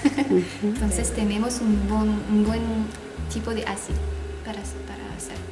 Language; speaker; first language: Spanish; non-native, fluent; French